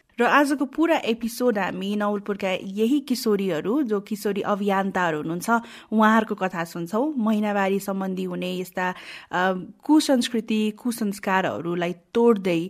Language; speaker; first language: Nepali; native; Nepali